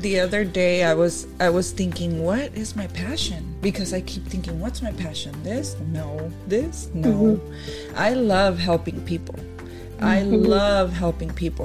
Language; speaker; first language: English; early bilingual, other home language; Spanish